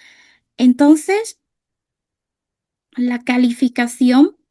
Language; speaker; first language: Spanish; non-native, fluent; Vietnamese